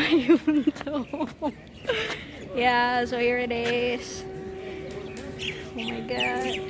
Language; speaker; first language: English; non-native, learner; Indonesian